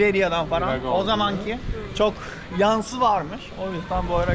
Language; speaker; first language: Turkish; non-native, fluent; Japanese